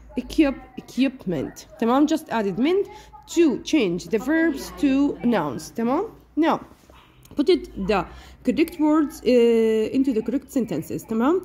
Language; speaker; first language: English; non-native, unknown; Arabic